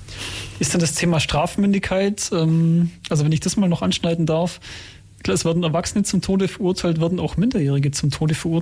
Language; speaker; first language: German; native; German